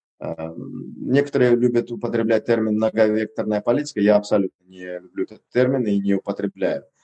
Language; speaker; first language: Russian; non-native, local second language; Uzbek